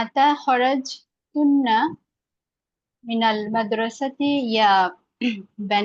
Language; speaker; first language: Arabic; non-native, learner; Bangla